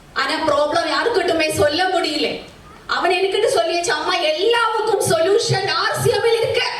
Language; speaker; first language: Tamil; non-native, learner; Malayalam